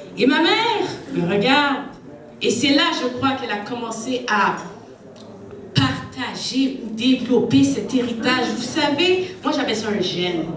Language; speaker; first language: French; native; French